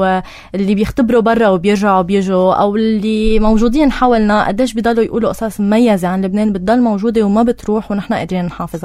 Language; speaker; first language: Arabic; native; Arabic